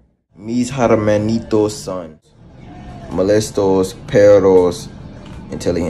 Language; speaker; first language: Spanish; non-native, learner; English